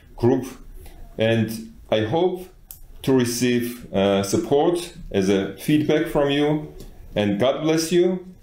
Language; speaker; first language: English; non-native, fluent; Georgian